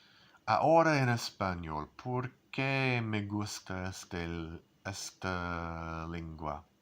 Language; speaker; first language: Spanish; non-native, learner; English